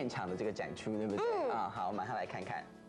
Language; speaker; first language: Chinese; native; Chinese